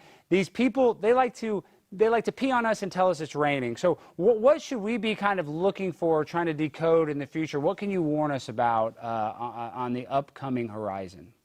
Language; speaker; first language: English; native; English